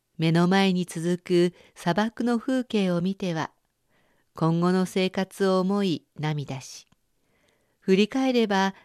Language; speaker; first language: Japanese; native; Japanese